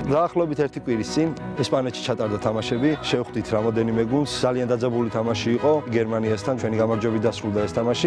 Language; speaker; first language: Georgian; native; Georgian